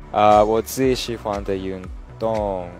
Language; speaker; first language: Chinese; non-native, learner; English